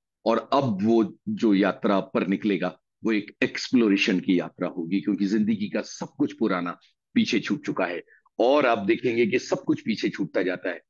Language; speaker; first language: Hindi; native; Hindi